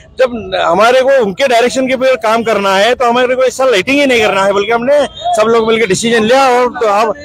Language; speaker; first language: Hindi; non-native, local second language; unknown